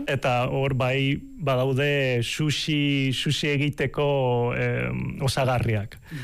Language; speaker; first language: Basque; non-native, fluent; Cantonese